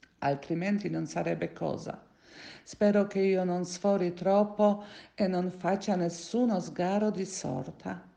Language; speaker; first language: Italian; non-native, fluent; Polish